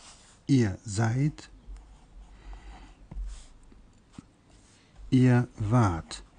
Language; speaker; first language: German; non-native, fluent; Persian